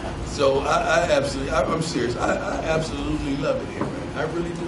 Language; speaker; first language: English; native; English